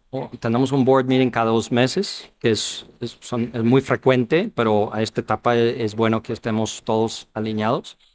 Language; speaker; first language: Spanish; non-native, fluent; English